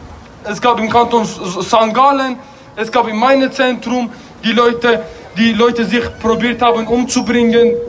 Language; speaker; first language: German; non-native, fluent; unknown